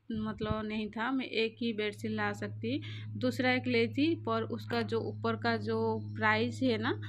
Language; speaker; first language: Hindi; non-native, local second language; Odia